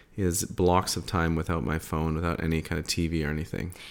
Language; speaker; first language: English; native; English